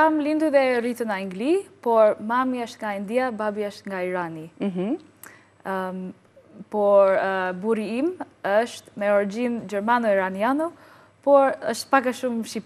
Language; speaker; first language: Albanian; non-native, learner; English